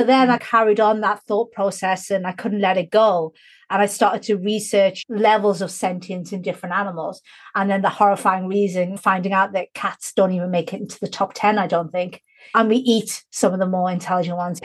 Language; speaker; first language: English; native; English